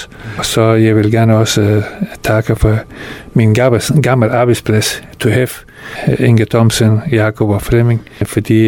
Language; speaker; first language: Danish; non-native, fluent; Persian